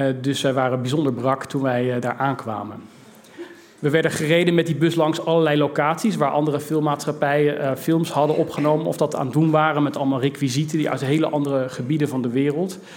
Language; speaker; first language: Dutch; native; Dutch